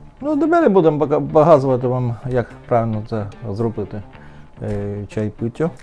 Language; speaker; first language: Ukrainian; non-native, learner; Chinese